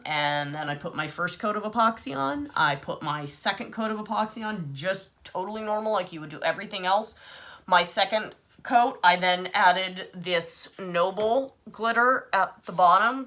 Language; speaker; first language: English; native; English